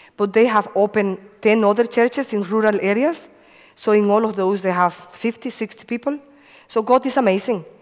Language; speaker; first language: English; non-native, fluent; Spanish